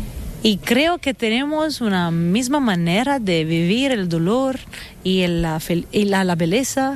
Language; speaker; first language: Spanish; non-native, fluent; Italian